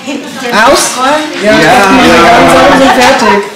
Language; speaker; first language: German; non-native, learner; Cebuano